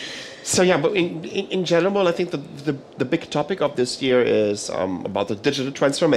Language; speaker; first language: English; non-native, fluent; German